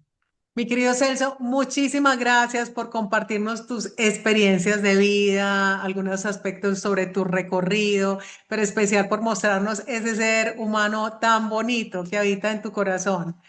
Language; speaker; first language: Spanish; native; Spanish